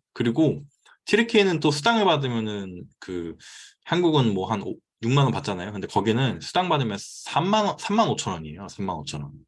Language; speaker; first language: Korean; native; Korean